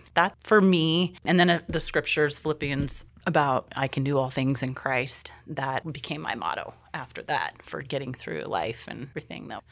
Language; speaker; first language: English; native; English